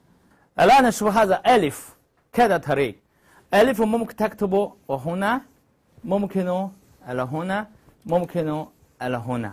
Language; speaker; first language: Arabic; non-native, learner; Chinese